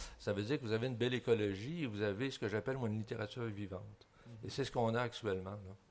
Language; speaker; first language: French; native; French